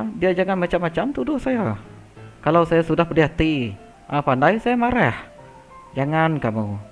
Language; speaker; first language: Malay; non-native, local second language; Iban